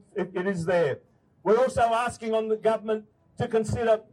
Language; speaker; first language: English; early bilingual, other home language; Ukrainian